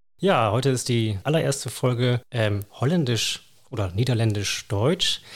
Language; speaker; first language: German; native; German